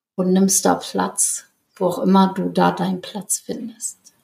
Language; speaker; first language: German; native; German